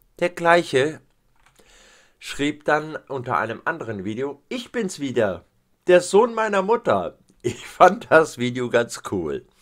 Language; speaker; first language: German; native; German